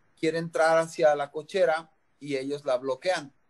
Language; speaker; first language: Spanish; native; Spanish